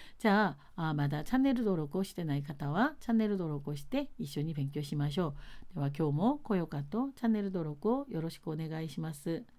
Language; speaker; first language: Japanese; non-native, fluent; Korean